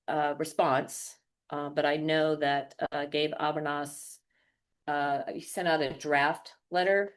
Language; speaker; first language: English; native; English